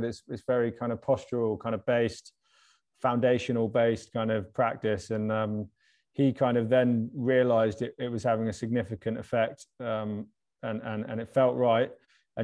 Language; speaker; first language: English; native; English